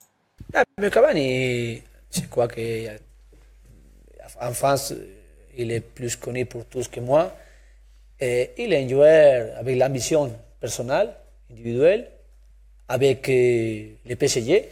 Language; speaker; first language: French; non-native, learner; Spanish